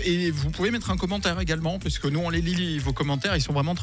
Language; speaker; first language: French; native; French